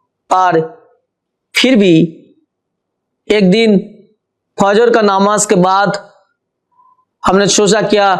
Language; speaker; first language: Hindi; non-native, local second language; Bangla